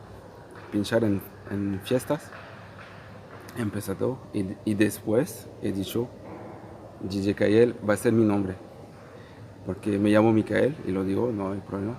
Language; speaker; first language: Spanish; non-native, fluent; Portuguese